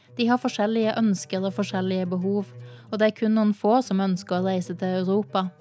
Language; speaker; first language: Norwegian; native; Norwegian